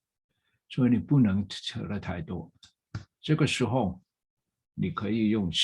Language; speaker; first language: Chinese; non-native, fluent; English